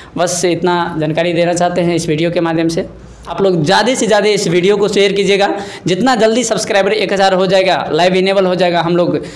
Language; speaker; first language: Hindi; native; Hindi